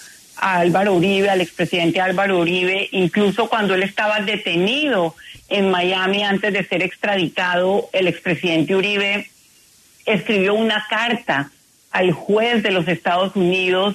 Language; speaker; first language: Spanish; native; Spanish